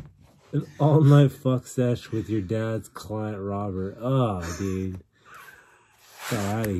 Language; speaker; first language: English; native; English